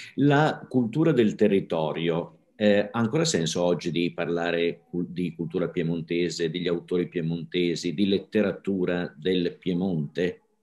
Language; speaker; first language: Italian; native; Italian